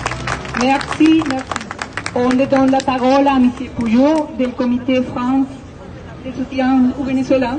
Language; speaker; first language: French; non-native, learner; Spanish